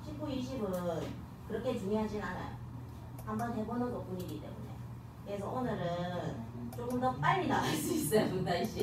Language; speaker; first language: Korean; native; Korean